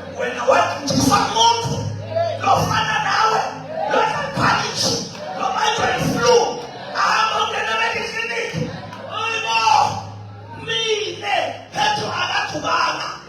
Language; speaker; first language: Zulu; non-native, local second language; Swati